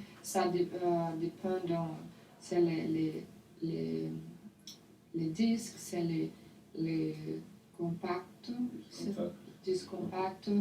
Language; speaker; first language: French; non-native, learner; Portuguese